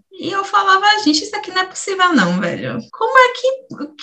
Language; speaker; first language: Portuguese; native; Portuguese